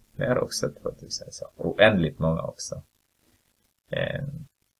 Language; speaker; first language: Swedish; non-native, fluent; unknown